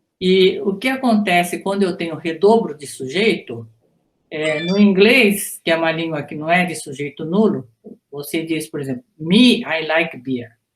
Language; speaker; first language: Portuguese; early bilingual, other home language; Japanese